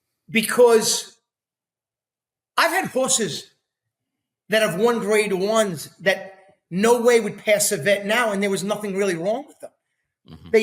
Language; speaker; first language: English; native; English